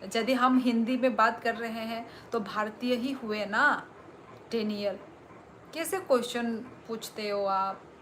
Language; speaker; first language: Hindi; non-native, local second language; Kok Borok